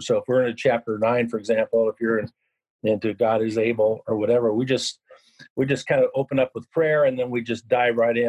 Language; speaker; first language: English; native; English